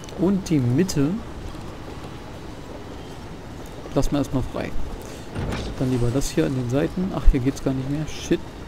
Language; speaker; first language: German; native; German